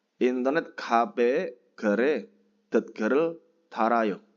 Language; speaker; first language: Korean; non-native, fluent; Indonesian